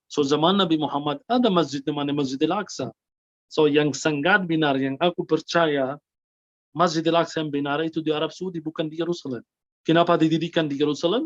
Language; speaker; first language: Indonesian; non-native, fluent; Arabic